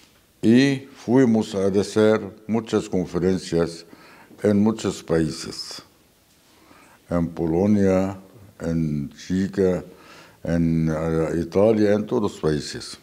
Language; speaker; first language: Spanish; non-native, fluent; Arabic